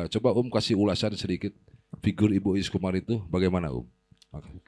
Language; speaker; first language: Indonesian; non-native, local second language; Sundanese